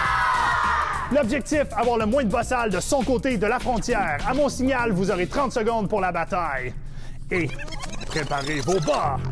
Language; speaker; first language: French; native; French